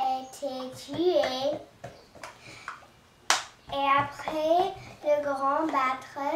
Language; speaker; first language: French; non-native, learner; English